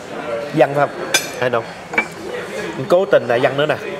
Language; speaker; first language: Vietnamese; native; Vietnamese